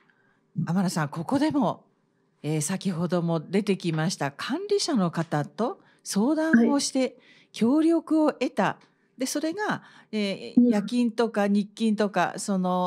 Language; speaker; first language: Japanese; native; Japanese